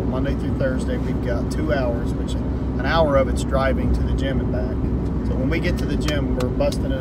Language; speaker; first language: English; native; English